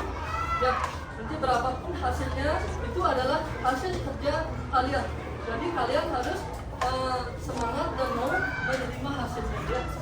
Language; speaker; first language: Indonesian; native; Indonesian